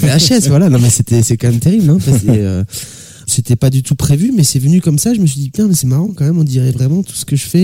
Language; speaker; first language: French; native; French